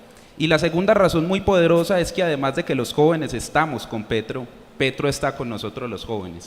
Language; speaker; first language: Spanish; native; Spanish